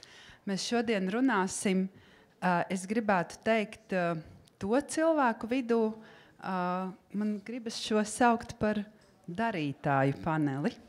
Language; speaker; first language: Latvian; native; Latvian